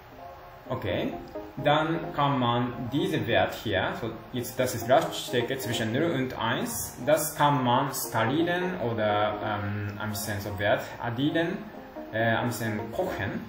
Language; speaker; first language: German; non-native, learner; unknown